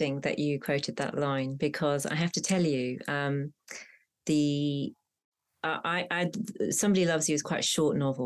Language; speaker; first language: English; non-native, local second language; Punjabi